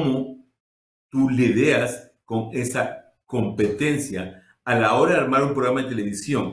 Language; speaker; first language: Spanish; native; Spanish